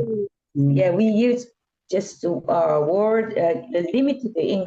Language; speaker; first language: English; non-native, learner; Korean